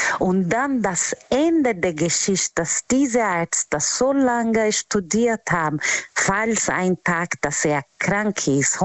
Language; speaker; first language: German; non-native, fluent; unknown